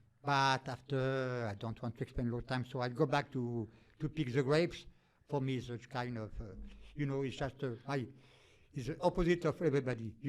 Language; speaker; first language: English; non-native, fluent; French